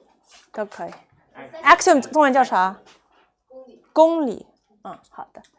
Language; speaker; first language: Chinese; non-native, fluent; English